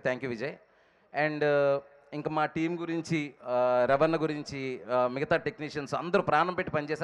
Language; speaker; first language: Telugu; native; Telugu